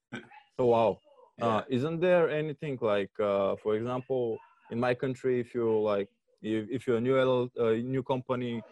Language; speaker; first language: English; non-native, fluent; Bulgarian